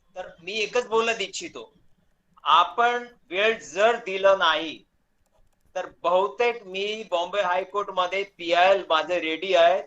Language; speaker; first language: Marathi; non-native, local second language; Hindi